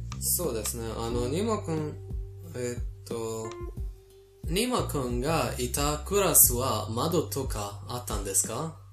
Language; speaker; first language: Japanese; non-native, fluent; Persian